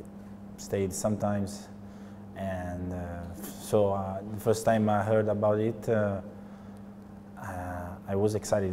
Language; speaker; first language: English; non-native, learner; Italian